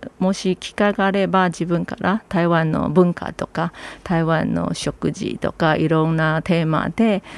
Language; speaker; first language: Japanese; non-native, fluent; Chinese